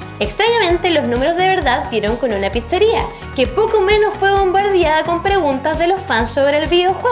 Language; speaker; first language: Spanish; native; Spanish